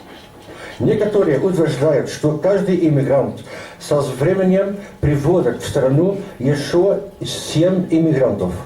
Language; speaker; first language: Russian; non-native, learner; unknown